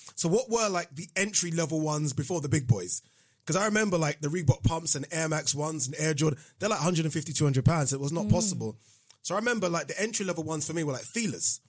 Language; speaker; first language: English; non-native, local second language; Yoruba